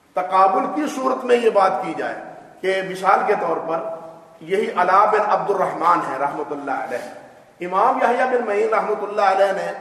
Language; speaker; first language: Urdu; native; Urdu